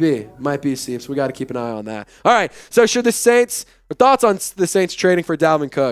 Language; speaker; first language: English; native; English